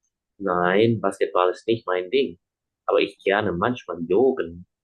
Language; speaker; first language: German; non-native, fluent; Indonesian